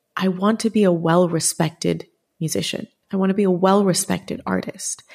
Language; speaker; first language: English; native; English